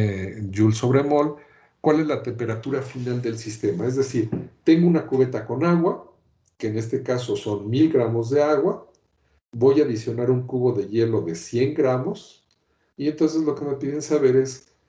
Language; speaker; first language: Spanish; native; Spanish